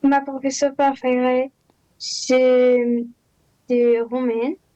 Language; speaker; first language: French; non-native, learner; Romanian